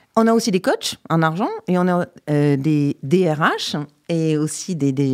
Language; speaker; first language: French; native; French